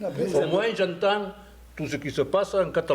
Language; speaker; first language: French; native; French